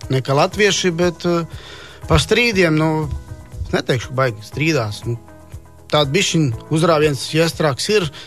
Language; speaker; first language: Latvian; non-native, fluent; Croatian